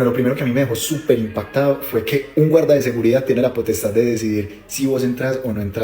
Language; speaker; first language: Spanish; native; Spanish